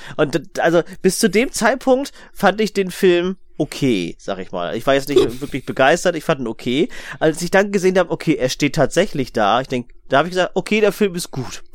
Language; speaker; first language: German; native; German